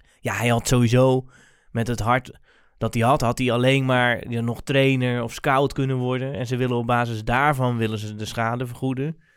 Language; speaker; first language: Dutch; native; Dutch